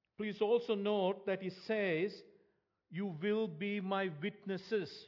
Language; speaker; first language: English; non-native, local second language; Tamil